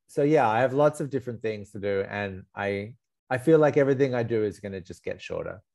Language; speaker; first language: English; native; English